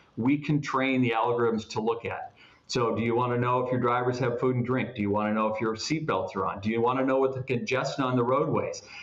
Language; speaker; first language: English; native; English